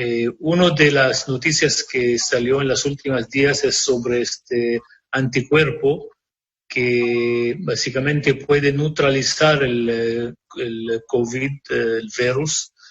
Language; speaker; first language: Spanish; non-native, fluent; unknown